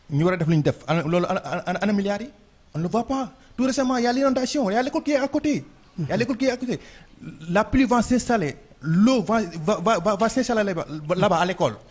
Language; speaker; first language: French; non-native, local second language; Wolof